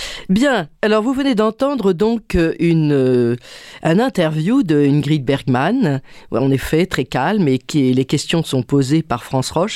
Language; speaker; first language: French; native; French